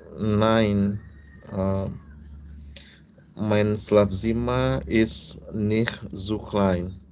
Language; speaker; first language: German; non-native, learner; Indonesian